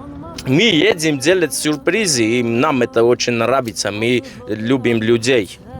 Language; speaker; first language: Russian; non-native, learner; Armenian